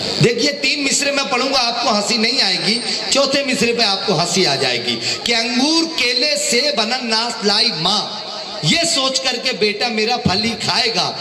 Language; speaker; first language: Hindi; native; Hindi